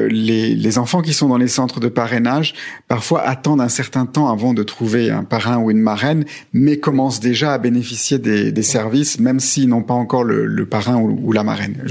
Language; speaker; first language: French; native; French